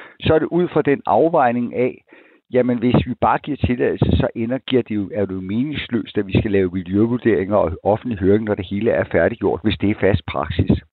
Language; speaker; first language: Danish; native; Danish